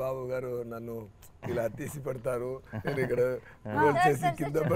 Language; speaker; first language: Telugu; non-native, learner; Tamil